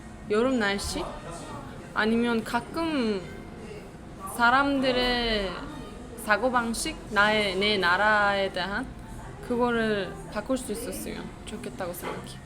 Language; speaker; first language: Korean; non-native, fluent; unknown